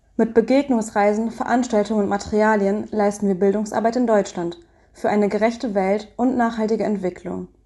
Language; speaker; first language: German; native; German